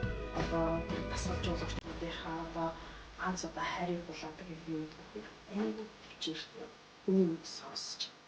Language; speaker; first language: Mongolian; native; Mongolian